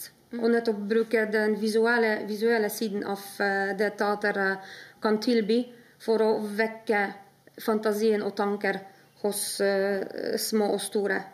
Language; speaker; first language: Norwegian; non-native, fluent; Polish